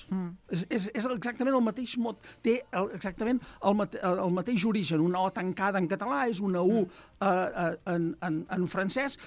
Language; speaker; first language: Catalan; native; Catalan